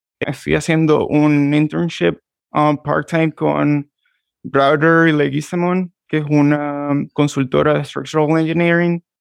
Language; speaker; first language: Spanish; native; Spanish